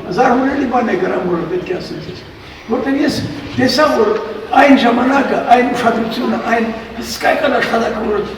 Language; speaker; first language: Armenian; native; Armenian